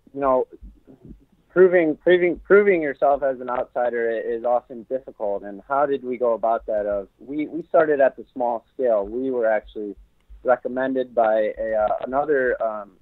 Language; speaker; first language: English; native; English